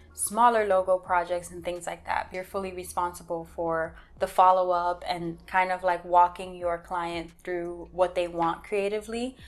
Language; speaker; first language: English; native; English